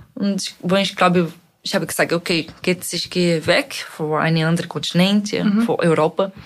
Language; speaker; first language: German; non-native, fluent; Portuguese